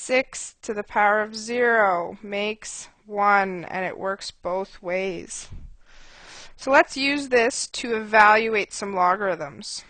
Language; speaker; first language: English; native; English